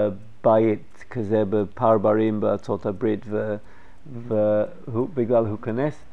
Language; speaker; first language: Hebrew; non-native, fluent; English